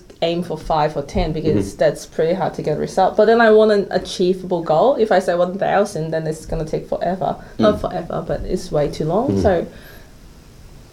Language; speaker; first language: English; non-native, local second language; Cantonese